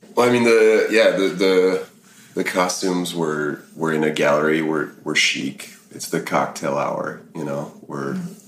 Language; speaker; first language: English; native; English